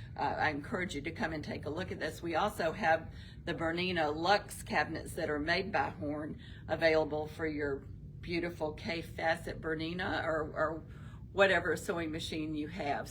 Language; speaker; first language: English; native; English